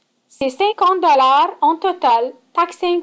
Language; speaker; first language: French; non-native, fluent; English